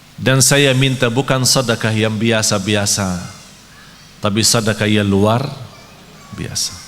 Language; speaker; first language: Malay; non-native, fluent; Arabic